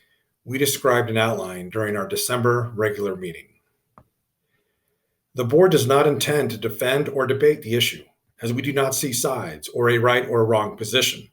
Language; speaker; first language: English; native; English